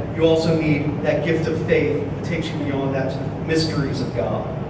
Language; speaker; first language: English; native; English